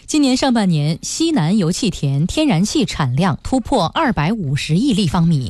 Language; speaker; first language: Chinese; native; Chinese